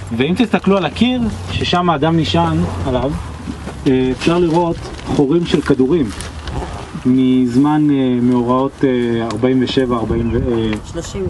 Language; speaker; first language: Hebrew; native; Hebrew